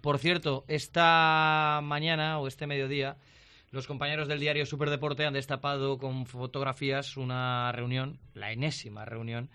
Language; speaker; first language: Spanish; native; Spanish